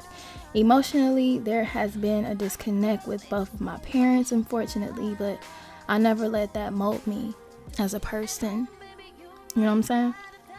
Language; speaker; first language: English; native; English